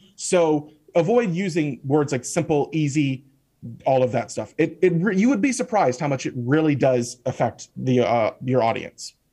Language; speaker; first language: English; native; English